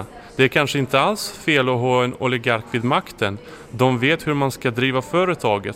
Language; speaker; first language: Swedish; non-native, fluent; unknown